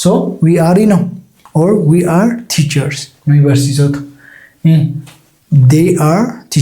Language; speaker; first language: English; non-native, local second language; Oromo